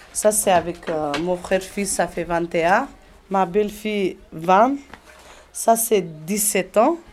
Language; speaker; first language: French; non-native, learner; Macedonian